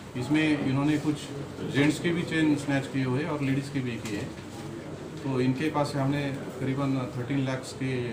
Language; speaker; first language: Hindi; non-native, local second language; Marathi